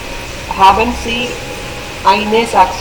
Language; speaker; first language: German; non-native, learner; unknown